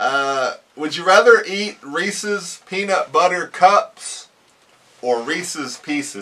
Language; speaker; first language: English; native; English